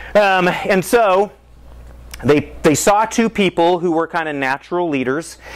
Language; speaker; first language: English; native; English